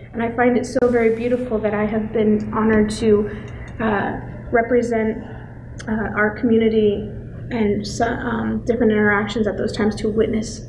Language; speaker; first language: English; native; English